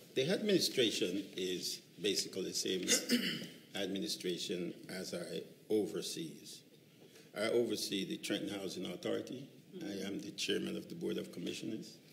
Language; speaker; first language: English; native; English